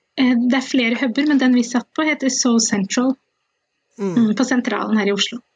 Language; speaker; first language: Norwegian; early bilingual, other home language; Somali